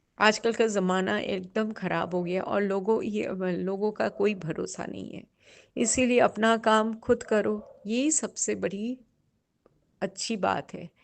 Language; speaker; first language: Hindi; non-native, local second language; Bangla